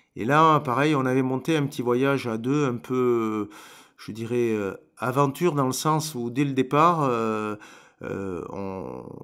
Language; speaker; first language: French; native; French